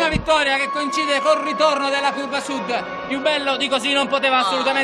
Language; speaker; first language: Italian; native; Italian